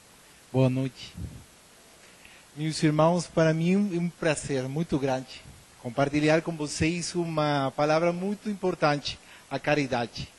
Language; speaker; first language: Portuguese; non-native, learner; Spanish